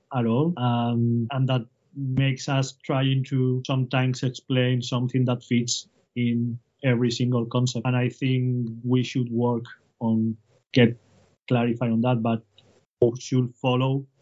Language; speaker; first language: English; non-native, fluent; Spanish